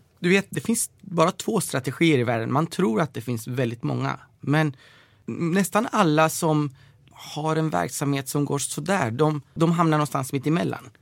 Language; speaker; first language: Swedish; early bilingual, other home language; Persian